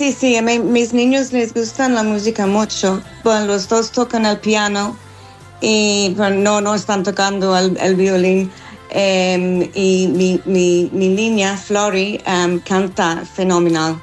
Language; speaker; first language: Spanish; non-native, learner; English